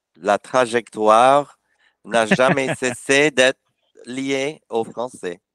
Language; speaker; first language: French; non-native, fluent; English